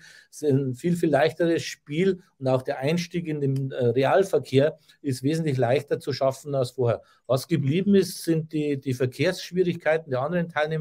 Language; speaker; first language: German; native; German